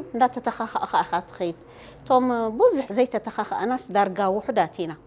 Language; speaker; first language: Tigrinya; native; Tigrinya